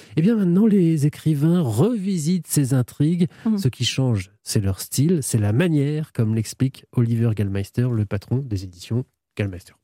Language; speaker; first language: French; native; French